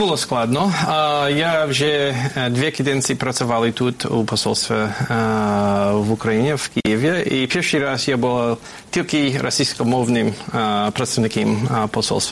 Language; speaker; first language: Ukrainian; non-native, fluent; English